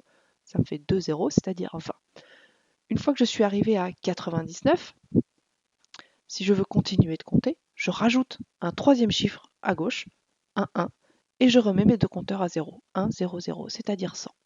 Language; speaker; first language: French; native; French